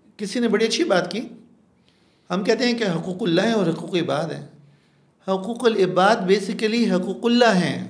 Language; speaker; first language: Urdu; non-native, local second language; Pashto